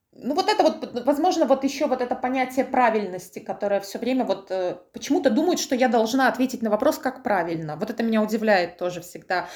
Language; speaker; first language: Russian; native; Russian